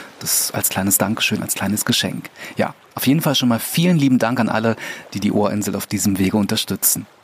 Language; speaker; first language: German; native; German